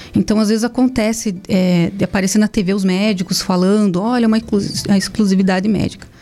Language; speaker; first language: Portuguese; native; Portuguese